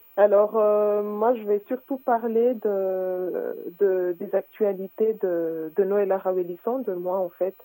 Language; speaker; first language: French; non-native, local second language; Malagasy